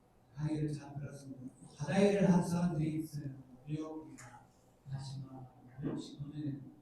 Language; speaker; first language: Korean; non-native, learner; Indonesian